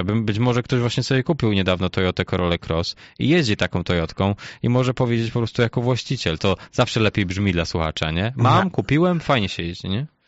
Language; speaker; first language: Polish; native; Polish